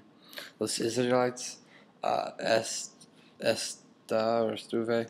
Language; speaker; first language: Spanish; non-native, learner; English